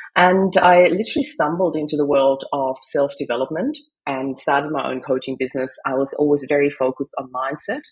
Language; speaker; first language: English; non-native, fluent; German